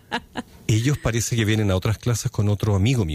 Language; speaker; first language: Spanish; native; Spanish